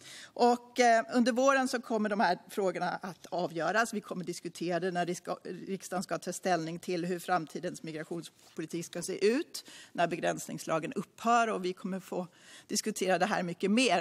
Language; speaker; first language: Swedish; native; Swedish